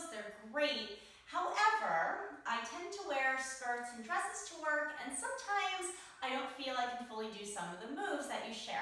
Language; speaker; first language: English; native; English